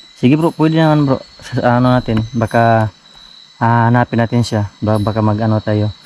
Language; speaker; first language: Filipino; non-native, local second language; Cebuano